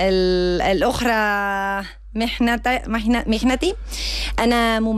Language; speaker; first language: Arabic; non-native, learner; Spanish